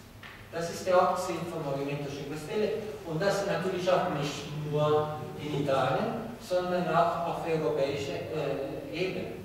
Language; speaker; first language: German; non-native, fluent; Italian